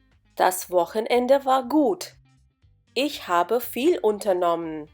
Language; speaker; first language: German; non-native, fluent; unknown